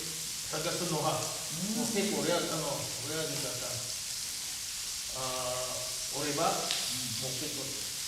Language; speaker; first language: Japanese; non-native, fluent; Filipino